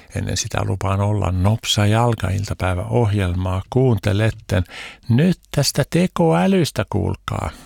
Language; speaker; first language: Finnish; early bilingual, heritage; Finnish